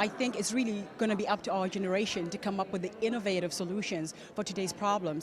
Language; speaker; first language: English; non-native, local second language; Tswana